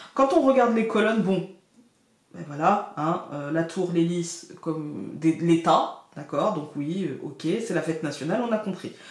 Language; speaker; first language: French; native; French